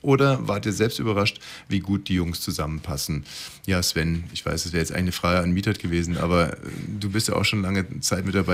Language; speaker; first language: German; native; German